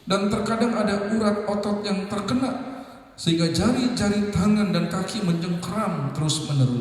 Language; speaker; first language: Indonesian; native; Indonesian